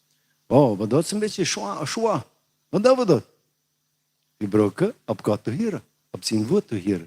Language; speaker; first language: German; non-native, learner; Plautdietsch